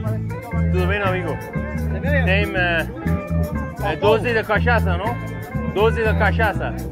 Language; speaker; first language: Portuguese; non-native, learner; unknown